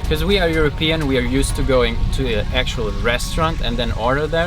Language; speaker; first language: English; non-native, fluent; German